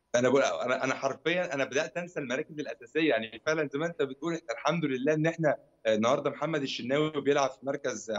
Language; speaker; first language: Arabic; native; Arabic